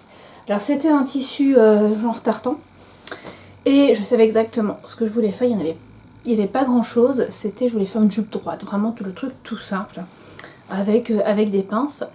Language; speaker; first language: French; native; French